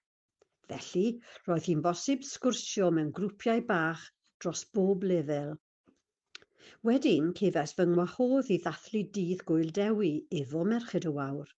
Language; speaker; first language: Welsh; non-native, fluent; English